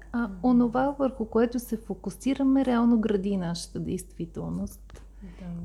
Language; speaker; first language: Bulgarian; native; Bulgarian